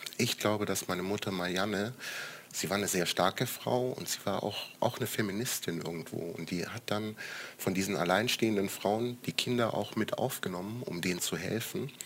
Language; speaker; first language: German; early bilingual, other home language; Croatian